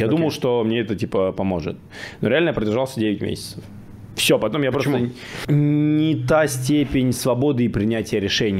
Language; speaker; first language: Russian; native; Russian